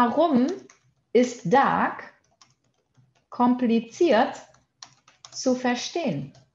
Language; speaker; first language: German; non-native, fluent; Portuguese